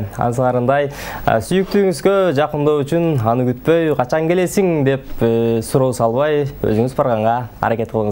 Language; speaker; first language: Kyrgyz; native; Kyrgyz